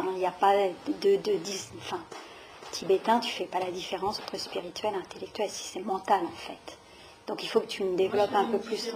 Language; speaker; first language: French; native; French